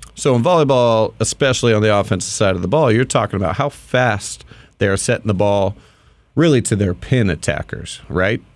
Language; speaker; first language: English; native; English